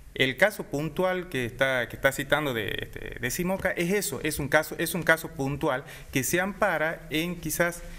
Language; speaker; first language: Spanish; native; Spanish